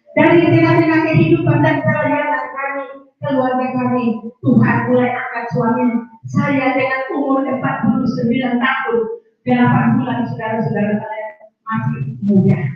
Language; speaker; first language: Indonesian; native; Indonesian